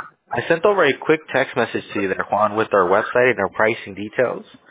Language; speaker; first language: English; early bilingual, other home language; Spanish